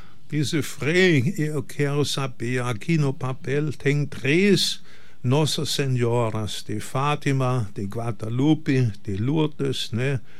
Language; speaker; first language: Portuguese; non-native, fluent; German